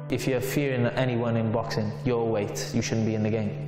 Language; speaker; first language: English; native; English